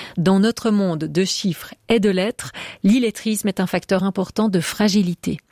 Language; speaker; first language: French; native; French